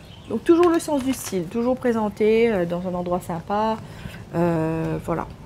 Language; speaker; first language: French; non-native, local second language; Morisyen